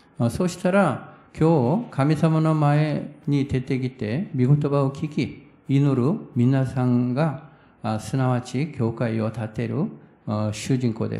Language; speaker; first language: Japanese; non-native, fluent; Korean